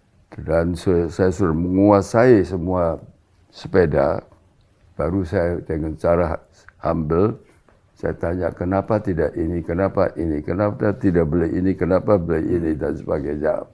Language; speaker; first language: Indonesian; non-native, local second language; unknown